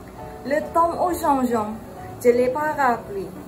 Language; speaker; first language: French; non-native, learner; Malay